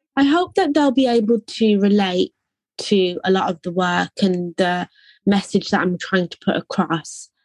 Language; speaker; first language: English; native; English